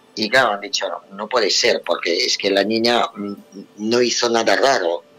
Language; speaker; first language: Spanish; non-native, fluent; Russian